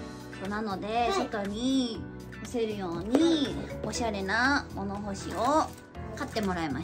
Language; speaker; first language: Japanese; native; Japanese